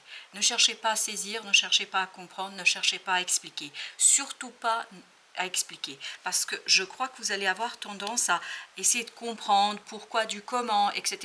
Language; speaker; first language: French; native; French